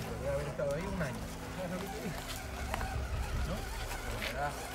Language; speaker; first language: Spanish; native; Spanish